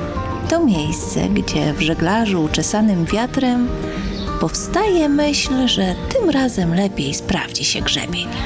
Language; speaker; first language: Polish; native; Polish